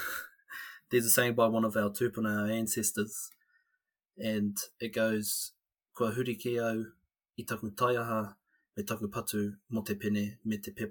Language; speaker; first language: English; native; English